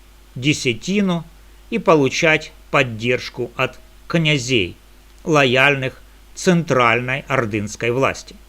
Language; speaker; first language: Russian; native; Russian